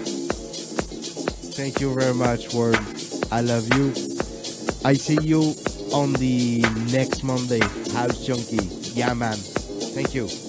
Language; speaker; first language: English; non-native, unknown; French